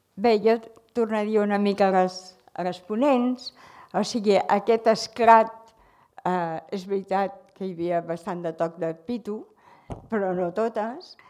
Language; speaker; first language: Catalan; native; Catalan